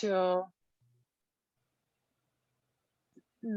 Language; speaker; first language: Japanese; non-native, learner; Polish